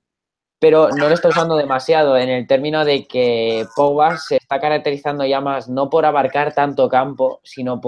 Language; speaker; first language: Spanish; native; Spanish